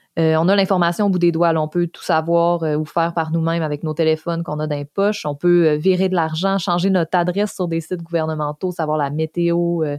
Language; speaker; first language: French; native; French